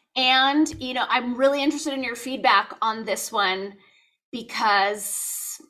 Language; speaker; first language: English; native; English